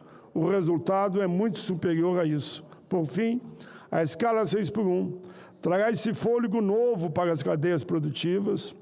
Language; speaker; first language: Portuguese; native; Portuguese